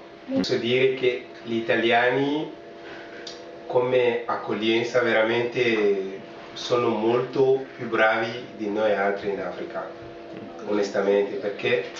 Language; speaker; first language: Italian; non-native, fluent; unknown